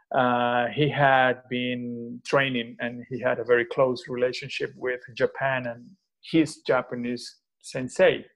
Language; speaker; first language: English; non-native, fluent; Spanish